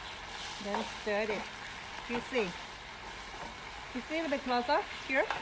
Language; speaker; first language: English; non-native, learner; Thai